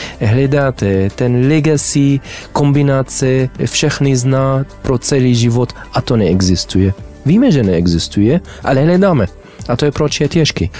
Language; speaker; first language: Czech; non-native, learner; Arabic